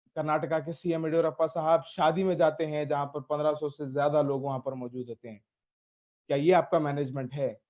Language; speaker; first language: Hindi; native; Hindi